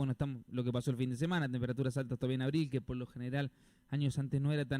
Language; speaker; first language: Spanish; native; Spanish